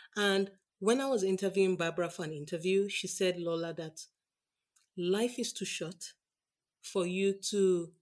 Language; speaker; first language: English; non-native, local second language; Yoruba